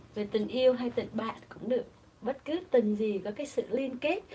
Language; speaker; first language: Vietnamese; native; Vietnamese